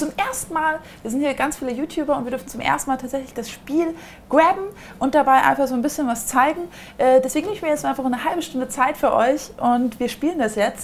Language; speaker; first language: German; native; German